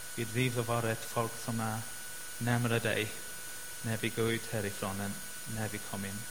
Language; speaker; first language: Swedish; non-native, fluent; English